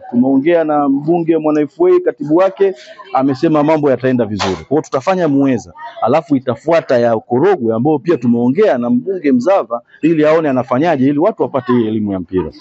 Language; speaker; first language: Swahili; native; Swahili